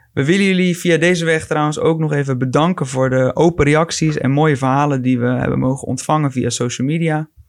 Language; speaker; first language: Dutch; native; Dutch